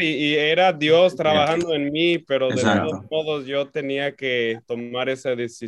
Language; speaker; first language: Spanish; non-native, fluent; English